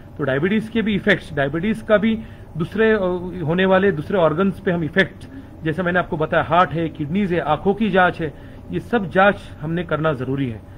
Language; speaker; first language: Hindi; non-native, local second language; Marathi